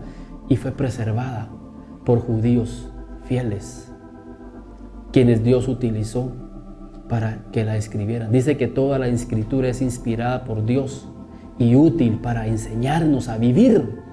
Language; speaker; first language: Spanish; native; Spanish